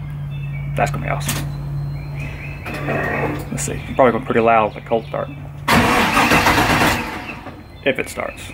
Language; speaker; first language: English; native; English